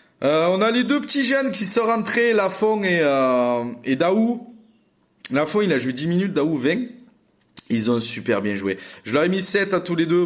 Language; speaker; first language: French; native; French